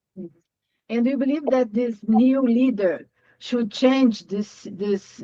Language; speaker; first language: English; non-native, fluent; Portuguese